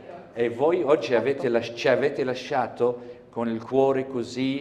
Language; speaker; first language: Italian; non-native, fluent; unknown